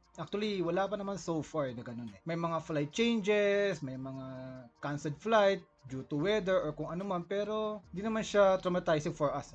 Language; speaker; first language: Filipino; native; Filipino